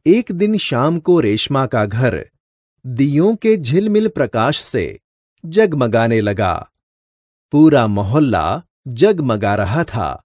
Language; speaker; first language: Hindi; non-native, local second language; Gujarati